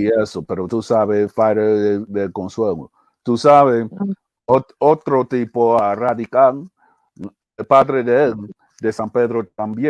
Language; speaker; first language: Spanish; early bilingual, heritage; English